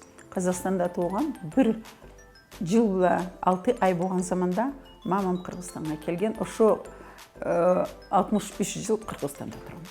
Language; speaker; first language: Kyrgyz; non-native, local second language; Karachay-Balkar